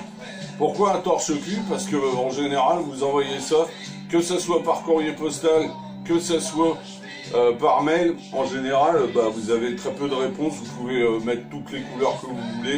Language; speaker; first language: French; native; French